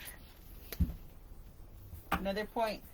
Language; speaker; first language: English; native; English